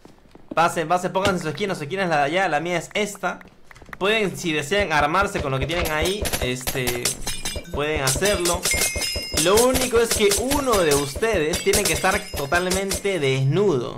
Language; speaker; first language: Spanish; native; Spanish